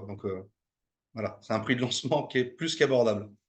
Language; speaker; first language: French; native; French